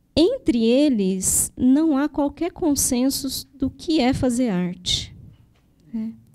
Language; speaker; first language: Portuguese; native; Portuguese